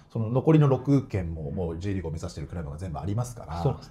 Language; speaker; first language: Japanese; native; Japanese